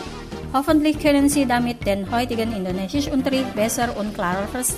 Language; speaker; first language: German; non-native, fluent; Indonesian